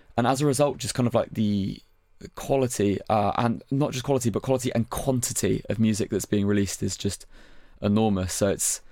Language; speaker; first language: English; native; English